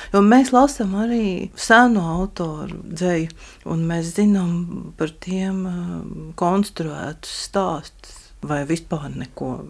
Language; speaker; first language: Latvian; native; Latvian